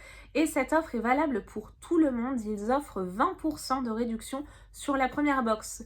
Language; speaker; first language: French; native; French